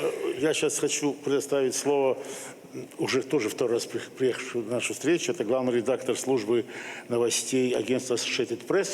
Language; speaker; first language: Russian; native; Russian